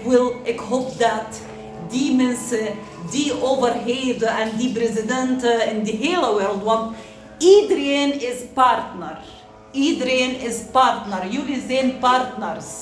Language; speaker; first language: Dutch; non-native, learner; Arabic